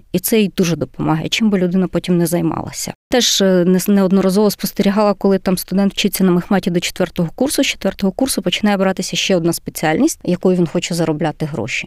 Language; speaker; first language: Ukrainian; native; Ukrainian